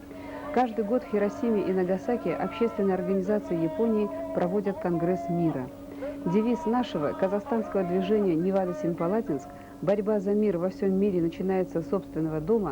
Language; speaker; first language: Russian; native; Russian